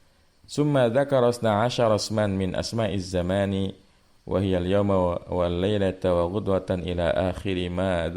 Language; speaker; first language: Arabic; non-native, fluent; Indonesian